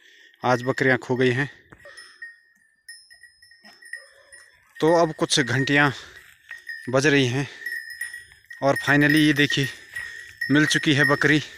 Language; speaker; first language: Hindi; native; Hindi